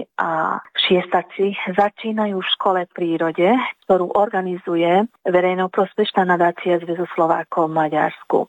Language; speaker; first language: Slovak; early bilingual, heritage; Slovak